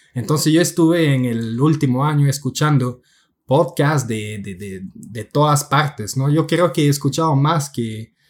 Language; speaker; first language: Spanish; non-native, fluent; French